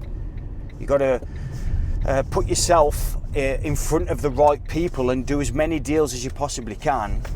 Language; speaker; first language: English; native; English